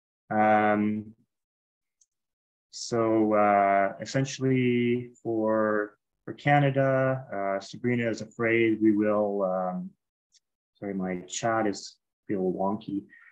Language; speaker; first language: English; native; English